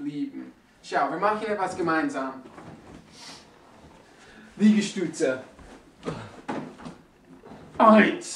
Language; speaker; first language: German; non-native, learner; English